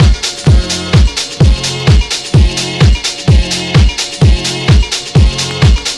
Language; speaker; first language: English; native; English